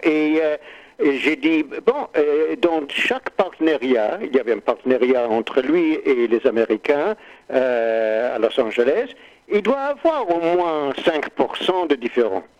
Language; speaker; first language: French; non-native, learner; English